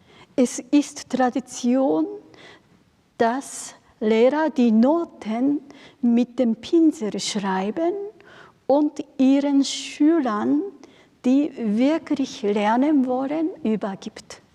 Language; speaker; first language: German; non-native, fluent; Japanese